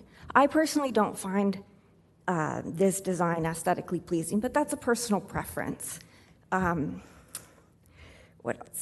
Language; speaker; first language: English; native; English